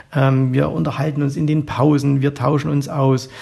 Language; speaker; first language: German; native; German